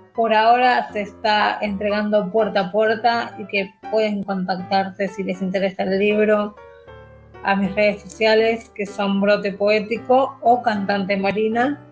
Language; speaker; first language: Spanish; native; Spanish